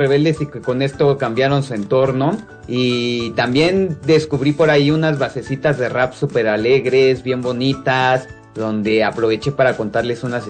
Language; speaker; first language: Spanish; native; Spanish